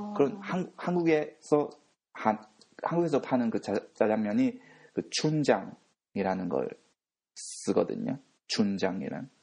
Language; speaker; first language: Korean; non-native, fluent; Japanese